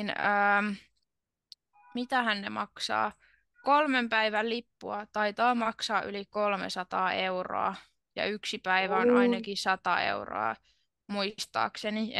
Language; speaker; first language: Finnish; native; Finnish